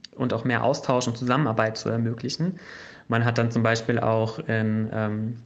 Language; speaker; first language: German; native; German